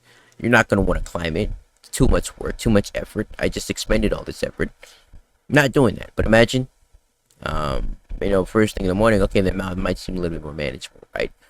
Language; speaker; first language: English; native; English